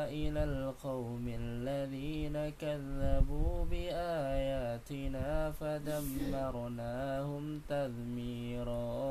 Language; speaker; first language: Arabic; non-native, learner; Indonesian